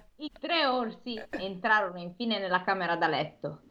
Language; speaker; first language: Italian; native; Italian